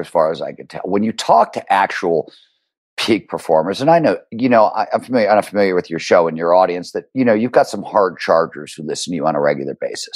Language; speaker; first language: English; native; English